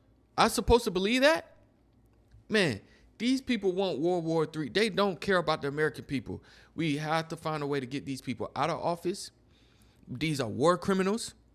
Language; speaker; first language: English; native; English